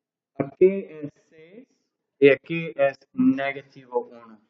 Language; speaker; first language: Spanish; non-native, learner; English